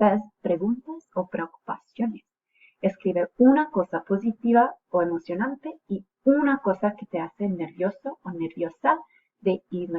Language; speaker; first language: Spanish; non-native, fluent; English